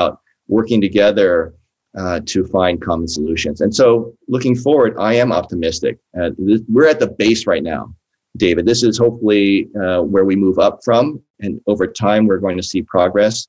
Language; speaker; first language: English; native; English